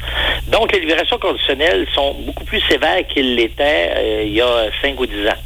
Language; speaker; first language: French; native; French